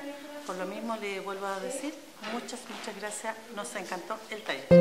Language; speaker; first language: Spanish; native; Spanish